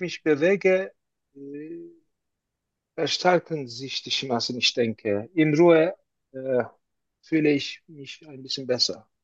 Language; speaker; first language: German; non-native, learner; Turkish